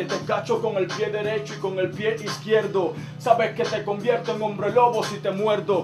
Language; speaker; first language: Spanish; native; Spanish